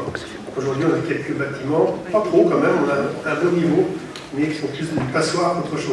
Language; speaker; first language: French; native; French